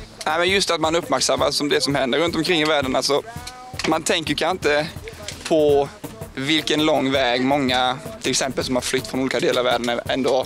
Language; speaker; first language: Swedish; native; Swedish